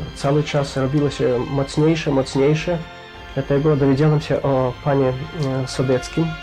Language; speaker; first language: Polish; non-native, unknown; Russian